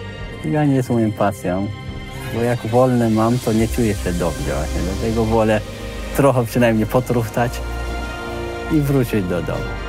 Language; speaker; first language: Polish; non-native, learner; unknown